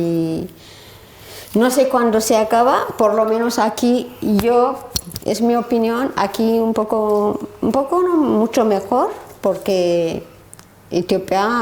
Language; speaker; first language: Spanish; non-native, learner; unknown